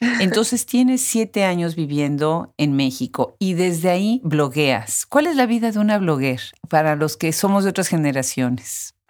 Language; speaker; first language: Spanish; native; Spanish